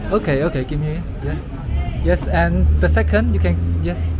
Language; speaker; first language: English; non-native, learner; Chinese